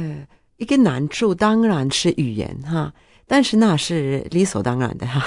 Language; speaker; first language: Chinese; non-native, fluent; Norwegian